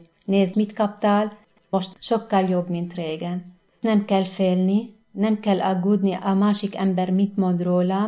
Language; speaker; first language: Hungarian; non-native, fluent; Arabic